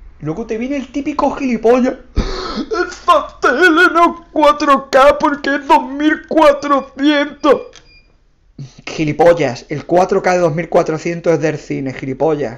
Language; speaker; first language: Spanish; native; Spanish